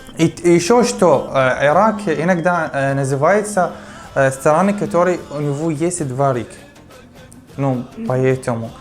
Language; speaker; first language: Russian; non-native, learner; Arabic